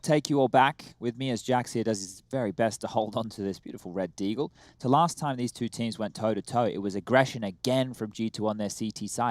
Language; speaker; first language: English; native; English